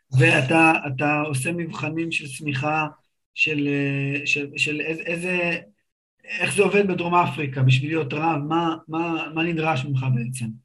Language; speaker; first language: Hebrew; native; Hebrew